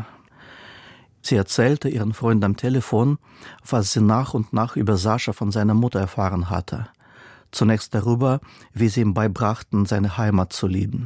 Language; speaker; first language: German; non-native, fluent; Russian